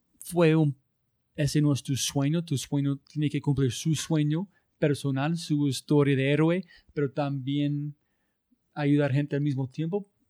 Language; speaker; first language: Spanish; non-native, learner; English